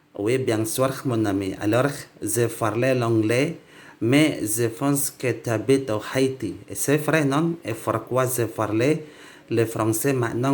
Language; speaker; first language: French; non-native, learner; Indonesian